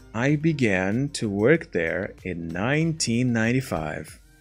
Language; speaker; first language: English; non-native, fluent; Portuguese